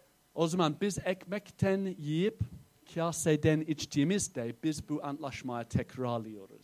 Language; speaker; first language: Turkish; non-native, fluent; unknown